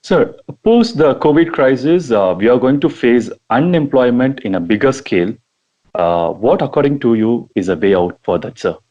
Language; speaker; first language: English; non-native, local second language; Tamil